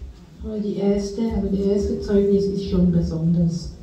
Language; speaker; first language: German; non-native, fluent; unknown